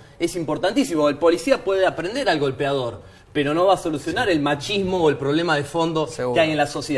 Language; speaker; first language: Spanish; native; Spanish